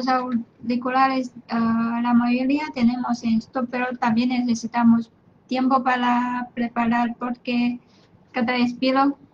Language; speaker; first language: Spanish; non-native, fluent; Chinese